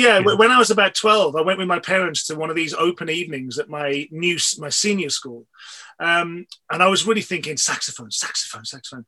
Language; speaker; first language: English; native; English